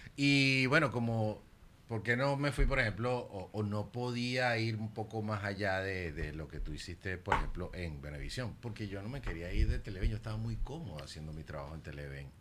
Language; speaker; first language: Spanish; native; Spanish